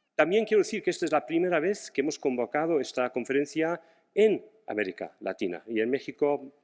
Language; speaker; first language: Spanish; non-native, fluent; English